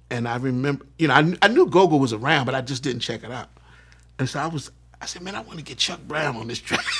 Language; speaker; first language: English; native; English